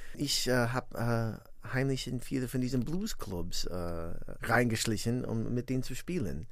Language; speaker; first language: German; non-native, fluent; English